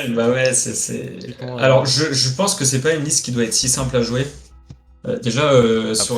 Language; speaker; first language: French; native; French